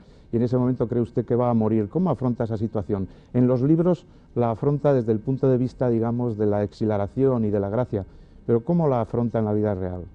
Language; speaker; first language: Spanish; native; Spanish